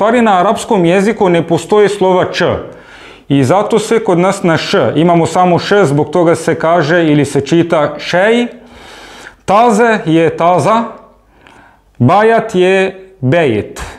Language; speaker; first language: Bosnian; non-native, fluent; Arabic